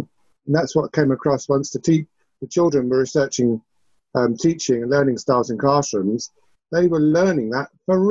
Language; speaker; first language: English; native; English